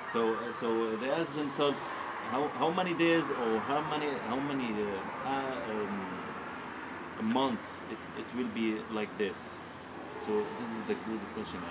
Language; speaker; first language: English; non-native, learner; Arabic